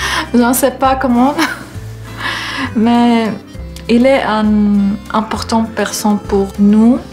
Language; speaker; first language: French; non-native, learner; Arabic